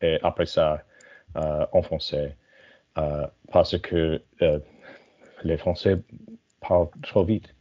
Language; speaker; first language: French; non-native, learner; English